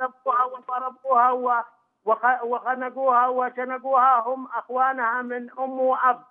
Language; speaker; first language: Arabic; native; Arabic